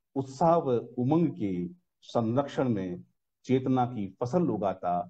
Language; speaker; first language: Hindi; non-native, local second language; Rajasthani